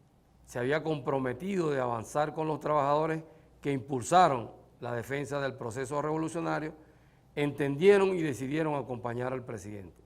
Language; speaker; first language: Spanish; native; Spanish